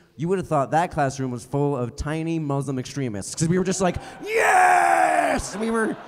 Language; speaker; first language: English; native; English